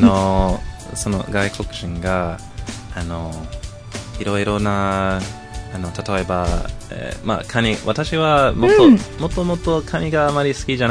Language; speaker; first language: Japanese; non-native, fluent; English